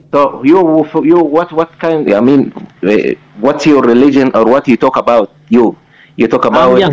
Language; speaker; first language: English; non-native, learner; Arabic